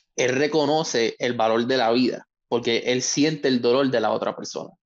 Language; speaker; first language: Spanish; native; Spanish